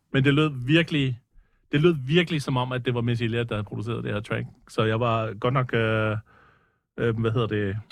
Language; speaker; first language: Danish; early bilingual, other home language; English